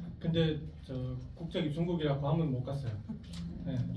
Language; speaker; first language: Korean; non-native, fluent; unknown